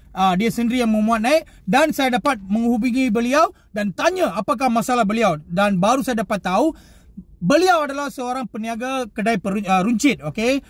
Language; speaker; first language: Malay; non-native, local second language; Tamil